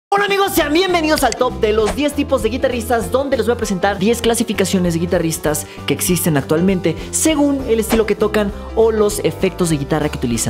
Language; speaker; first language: Spanish; native; Spanish